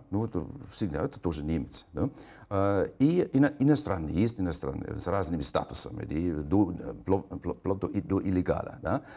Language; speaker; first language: Russian; non-native, fluent; German